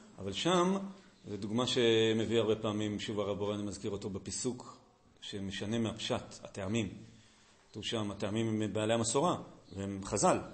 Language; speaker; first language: Hebrew; native; Hebrew